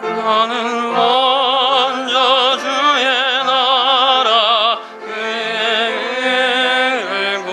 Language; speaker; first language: Korean; native; Korean